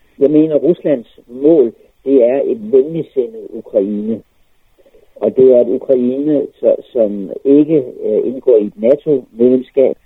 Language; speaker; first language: Danish; native; Danish